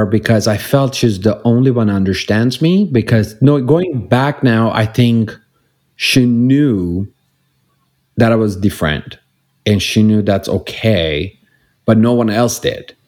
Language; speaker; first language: English; non-native, fluent; Persian